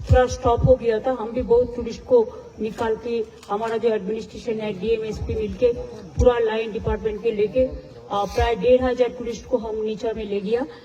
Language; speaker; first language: Hindi; non-native, local second language; Bangla